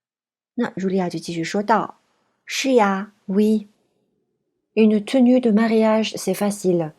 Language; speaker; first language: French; non-native, fluent; Chinese